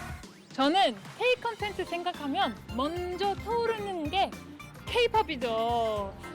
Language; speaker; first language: Korean; non-native, fluent; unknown